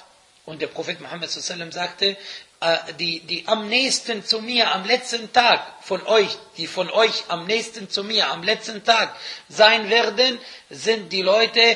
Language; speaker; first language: German; non-native, fluent; Arabic